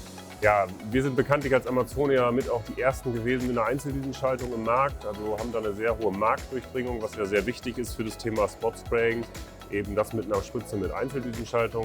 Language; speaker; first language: German; native; German